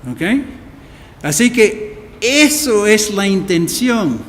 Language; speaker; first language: Spanish; early bilingual, heritage; Spanish